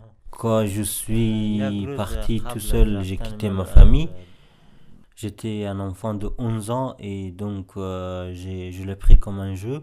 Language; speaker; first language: French; non-native, fluent; Persian